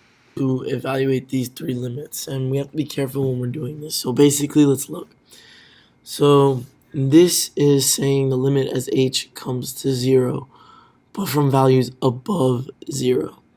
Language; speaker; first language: English; native; English